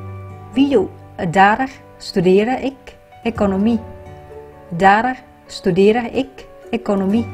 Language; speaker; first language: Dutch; non-native, fluent; Vietnamese